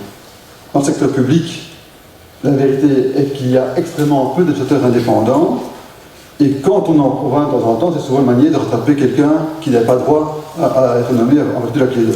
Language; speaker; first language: French; native; French